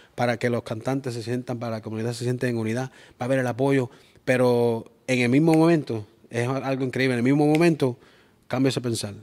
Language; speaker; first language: Spanish; early bilingual, heritage; Spanish